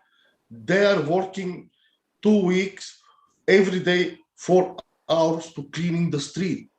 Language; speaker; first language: English; non-native, learner; Bulgarian